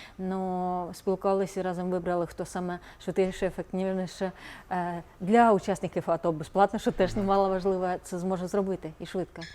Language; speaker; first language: Ukrainian; non-native, fluent; Estonian